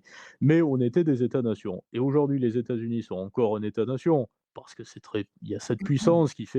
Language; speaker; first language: French; native; French